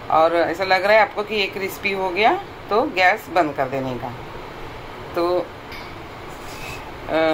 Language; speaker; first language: Hindi; non-native, local second language; Marathi